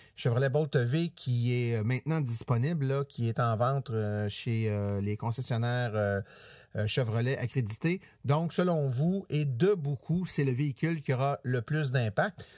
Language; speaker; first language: French; native; French